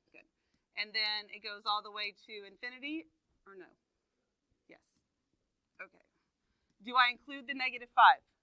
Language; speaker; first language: English; native; English